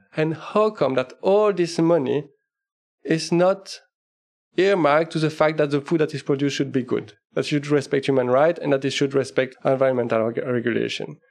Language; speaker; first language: English; non-native, fluent; French